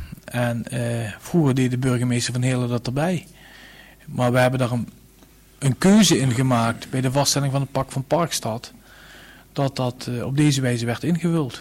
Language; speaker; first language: Dutch; native; Dutch